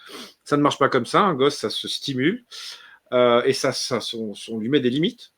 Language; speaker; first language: French; native; French